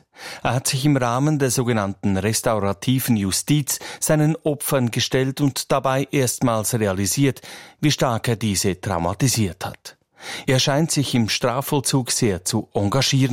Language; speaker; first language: German; native; German